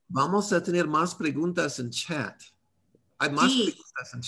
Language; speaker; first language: Spanish; non-native, learner; English